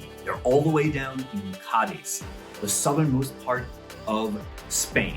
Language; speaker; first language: English; native; English